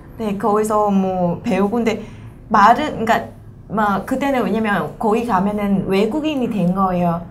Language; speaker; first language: Korean; non-native, fluent; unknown